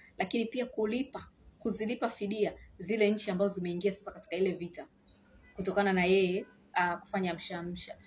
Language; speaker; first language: Swahili; native; Swahili